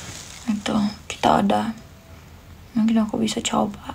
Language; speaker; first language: Indonesian; non-native, fluent; Turkish